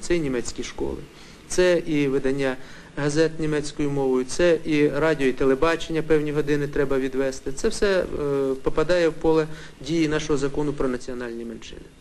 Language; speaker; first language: Ukrainian; native; Ukrainian